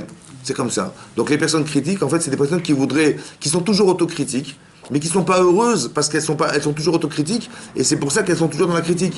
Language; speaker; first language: French; native; French